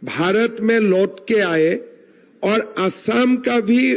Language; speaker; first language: Hindi; non-native, local second language; Assamese